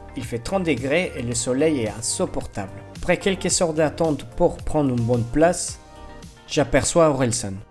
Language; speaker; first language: French; non-native, fluent; Spanish